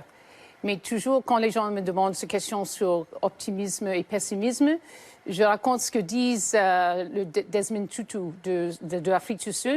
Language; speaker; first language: French; native; French